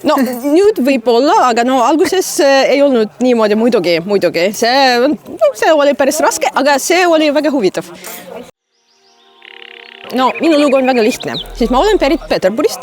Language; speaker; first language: Estonian; non-native, fluent; Russian